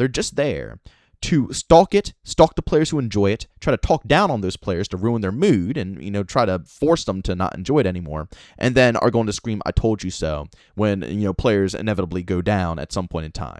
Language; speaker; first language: English; native; English